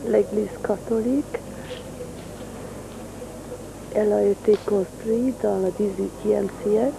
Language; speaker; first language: French; non-native, fluent; Hungarian